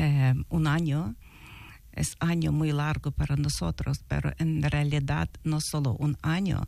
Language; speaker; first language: Spanish; non-native, learner; Ukrainian